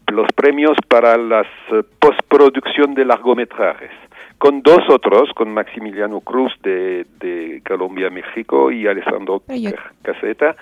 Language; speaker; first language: Spanish; non-native, learner; French